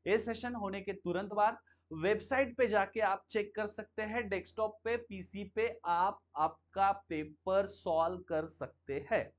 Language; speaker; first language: Hindi; non-native, local second language; Marathi